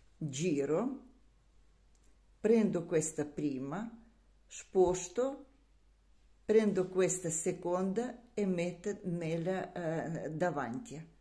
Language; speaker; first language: Italian; non-native, learner; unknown